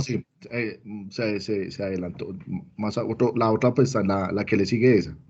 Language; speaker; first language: Spanish; native; Spanish